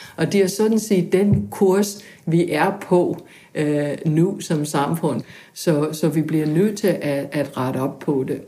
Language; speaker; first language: Danish; non-native, fluent; English